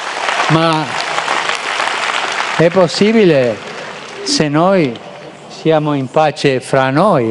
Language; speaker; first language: Italian; non-native, fluent; Spanish